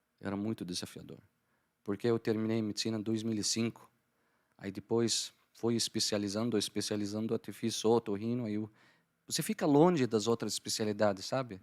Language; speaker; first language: Portuguese; non-native, fluent; Arabic